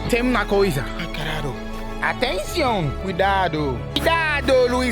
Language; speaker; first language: Portuguese; non-native, learner; French